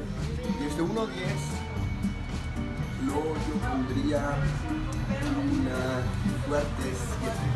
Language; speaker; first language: Spanish; non-native, learner; German